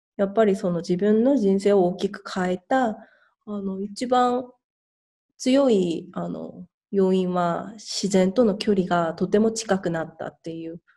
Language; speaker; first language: Japanese; non-native, fluent; Korean